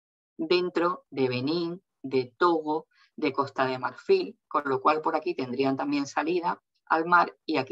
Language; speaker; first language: Spanish; native; Spanish